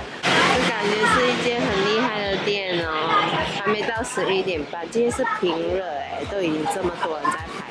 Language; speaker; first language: Chinese; early bilingual, heritage; Chinese